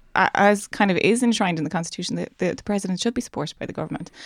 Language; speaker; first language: English; native; English